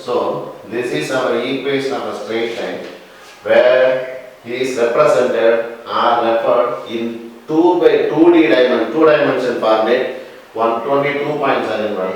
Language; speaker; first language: English; non-native, local second language; Tamil